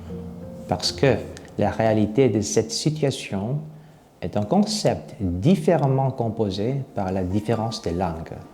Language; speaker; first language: French; non-native, fluent; Korean